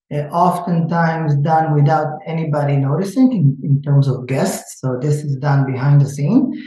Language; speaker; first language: English; non-native, fluent; Hebrew